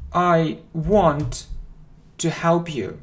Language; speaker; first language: English; non-native, fluent; Russian